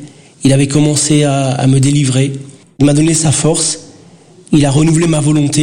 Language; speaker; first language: French; early bilingual, other home language; Portuguese